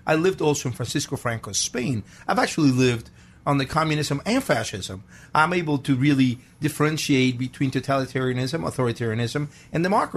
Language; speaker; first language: English; non-native, fluent; Spanish